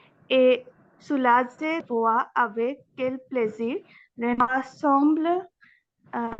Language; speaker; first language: French; non-native, learner; Bangla